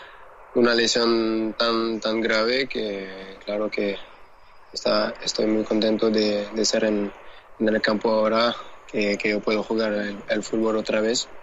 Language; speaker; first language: Spanish; non-native, fluent; French